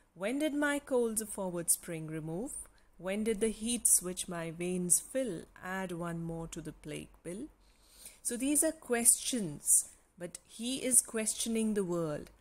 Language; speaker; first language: English; non-native, local second language; Punjabi